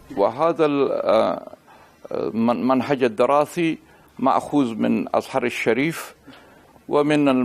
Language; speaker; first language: Arabic; non-native, learner; Persian